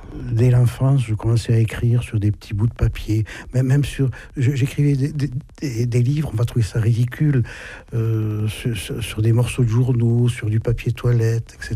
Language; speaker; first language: French; native; French